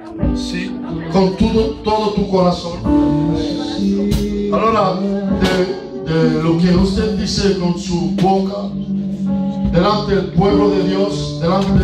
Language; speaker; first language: Spanish; non-native, learner; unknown